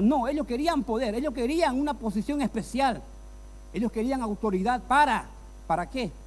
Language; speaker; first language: Spanish; native; Spanish